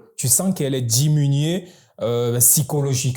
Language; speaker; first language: French; native; French